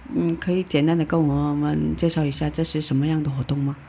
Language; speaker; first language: Chinese; non-native, fluent; Korean